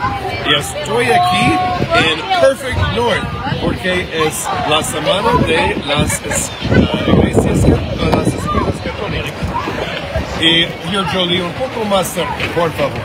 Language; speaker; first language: Spanish; non-native, learner; English